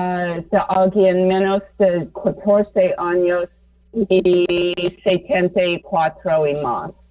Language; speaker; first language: Spanish; non-native, fluent; English